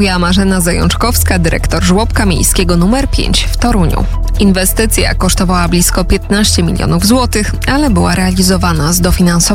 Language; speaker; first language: Polish; native; Polish